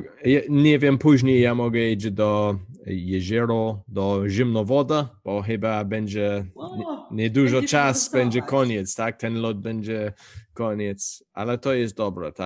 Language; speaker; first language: Polish; non-native, learner; English